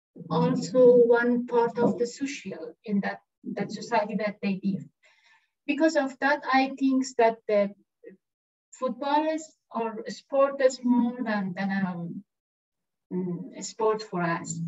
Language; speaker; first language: English; non-native, learner; Persian